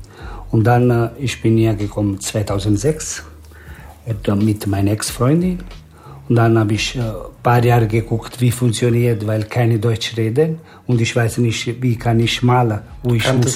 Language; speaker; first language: German; non-native, learner; Italian